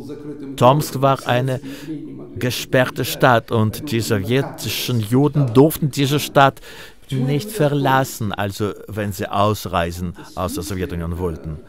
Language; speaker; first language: German; non-native, fluent; Russian